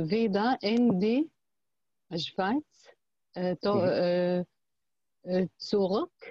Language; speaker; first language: German; non-native, learner; Arabic